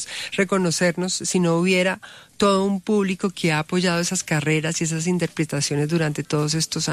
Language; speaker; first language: Spanish; native; Spanish